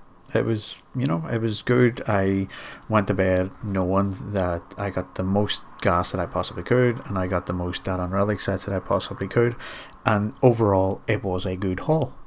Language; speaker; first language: English; native; English